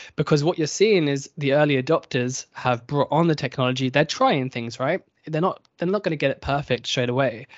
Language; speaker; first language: English; native; English